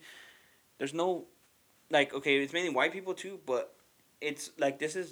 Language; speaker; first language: English; early bilingual, other home language; Spanish